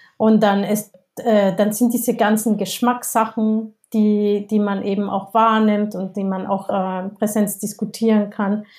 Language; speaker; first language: German; non-native, fluent; Spanish